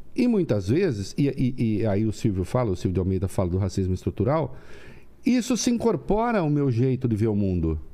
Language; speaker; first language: Portuguese; native; Portuguese